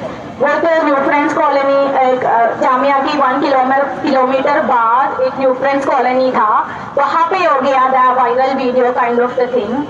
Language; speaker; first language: Hindi; non-native, local second language; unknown